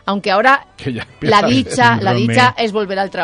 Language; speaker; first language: Spanish; native; Spanish